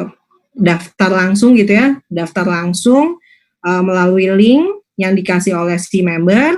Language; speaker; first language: Indonesian; native; Indonesian